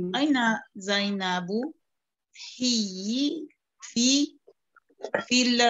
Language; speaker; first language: Arabic; non-native, learner; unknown